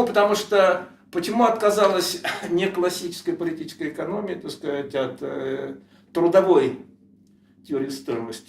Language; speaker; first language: Russian; native; Russian